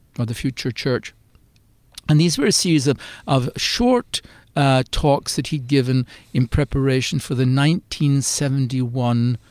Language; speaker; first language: English; native; English